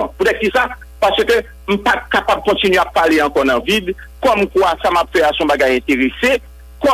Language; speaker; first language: French; non-native, local second language; Haitian Creole